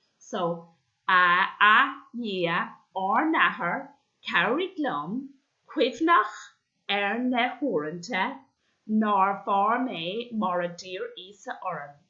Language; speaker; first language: Irish; non-native, local second language; English